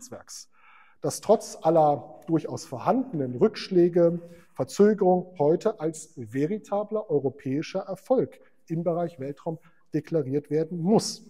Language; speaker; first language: German; native; German